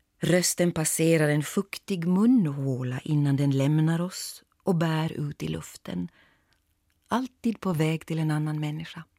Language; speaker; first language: Swedish; native; Swedish